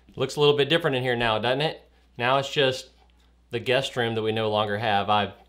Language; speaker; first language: English; native; English